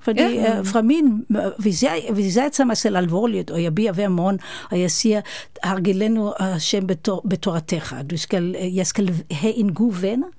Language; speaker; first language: Danish; non-native, fluent; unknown